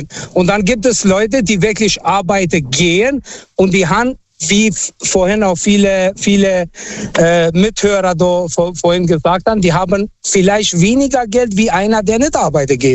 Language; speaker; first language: German; non-native, fluent; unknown